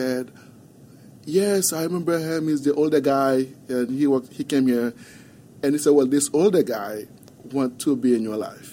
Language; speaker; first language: English; non-native, fluent; Haitian Creole